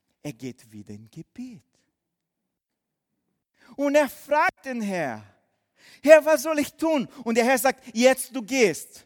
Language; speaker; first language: German; non-native, fluent; Portuguese